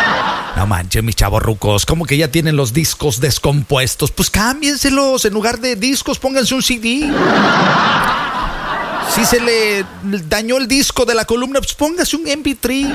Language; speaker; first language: Spanish; native; Spanish